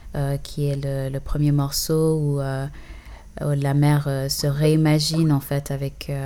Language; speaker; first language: French; early bilingual, other home language; English